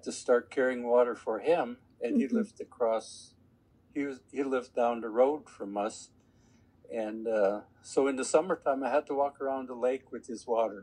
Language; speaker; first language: English; native; English